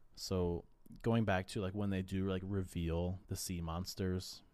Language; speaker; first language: English; native; English